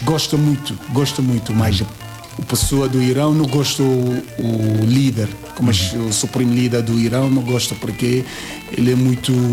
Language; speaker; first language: Portuguese; non-native, learner; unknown